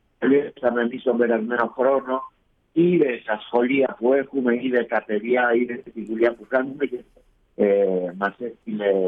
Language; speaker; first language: Greek; early bilingual, heritage; Greek